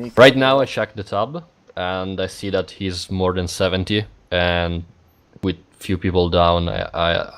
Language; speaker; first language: English; non-native, fluent; Italian